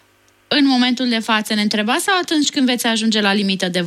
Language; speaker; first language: Romanian; native; Romanian